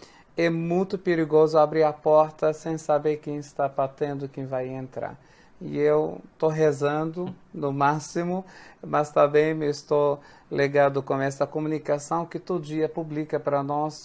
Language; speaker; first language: Portuguese; non-native, fluent; Arabic